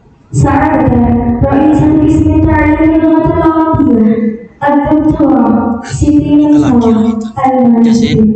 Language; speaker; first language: Arabic; non-native, learner; Indonesian